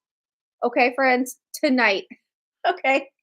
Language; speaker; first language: English; native; English